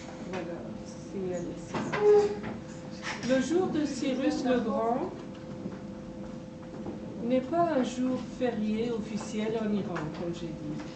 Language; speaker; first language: French; non-native, fluent; Persian